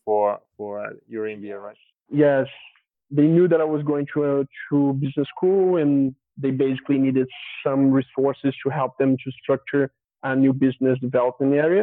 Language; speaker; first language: English; non-native, fluent; Portuguese